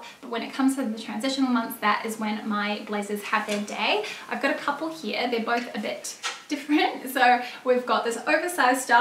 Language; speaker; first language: English; native; English